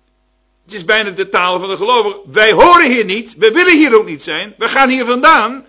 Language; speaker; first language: Dutch; native; Dutch